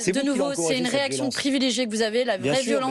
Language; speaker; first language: French; native; French